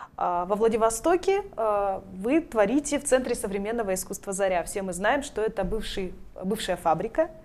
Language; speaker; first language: Russian; native; Russian